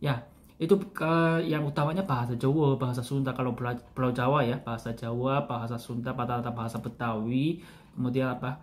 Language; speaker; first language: Indonesian; non-native, fluent; Korean